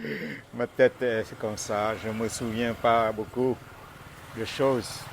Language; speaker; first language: French; non-native, fluent; Vietnamese